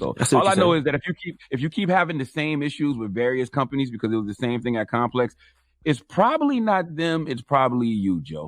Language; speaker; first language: English; native; English